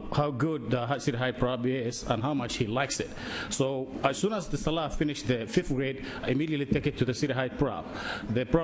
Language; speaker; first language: English; non-native, learner; Somali